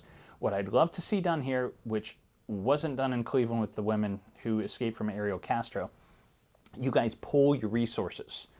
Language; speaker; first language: English; native; English